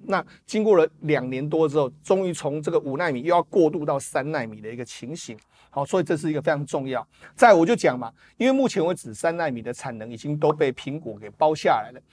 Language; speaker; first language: Chinese; native; Chinese